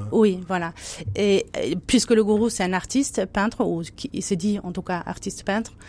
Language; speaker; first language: French; non-native, fluent; German